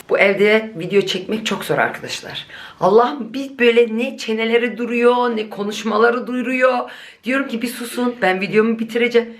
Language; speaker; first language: Turkish; native; Turkish